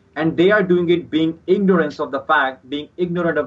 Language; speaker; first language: English; non-native, local second language; Punjabi